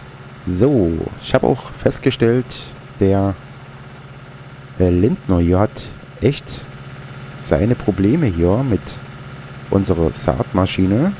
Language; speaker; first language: German; native; German